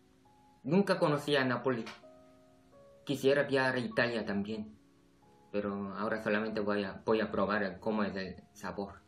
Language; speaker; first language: Spanish; non-native, fluent; Korean